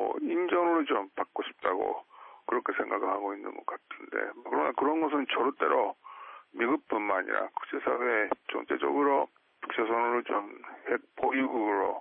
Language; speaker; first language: Korean; non-native, fluent; Japanese